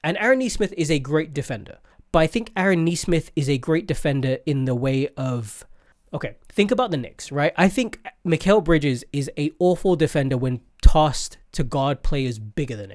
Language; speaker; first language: English; native; English